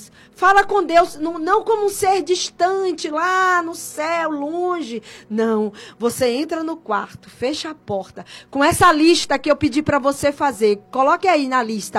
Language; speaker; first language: Portuguese; native; Portuguese